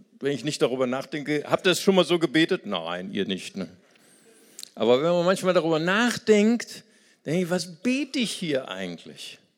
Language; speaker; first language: German; non-native, fluent; Portuguese